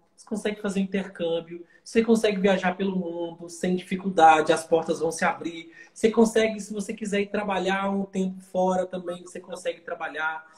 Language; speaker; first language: Portuguese; native; Portuguese